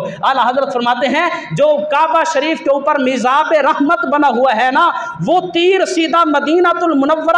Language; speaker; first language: Urdu; native; Urdu